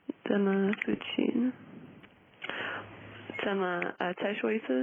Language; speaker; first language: Chinese; non-native, learner; English